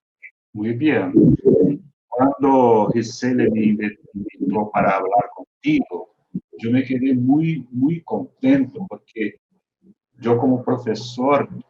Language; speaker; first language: Spanish; non-native, fluent; Portuguese